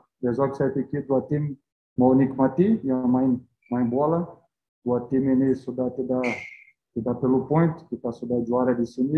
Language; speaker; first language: Indonesian; non-native, fluent; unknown